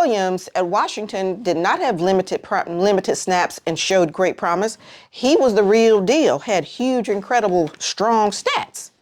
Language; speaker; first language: English; native; English